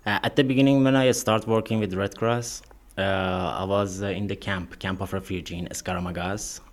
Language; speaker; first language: English; non-native, learner; Persian